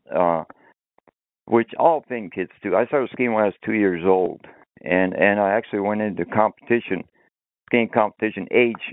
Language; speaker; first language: English; early bilingual, other home language; Finnish